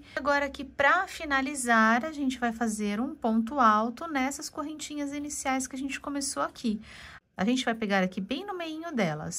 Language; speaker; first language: Portuguese; native; Portuguese